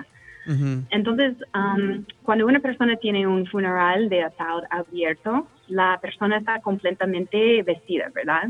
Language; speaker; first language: Spanish; non-native, fluent; English